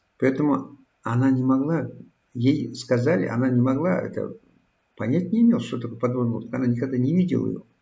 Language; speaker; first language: Russian; non-native, local second language; Kazakh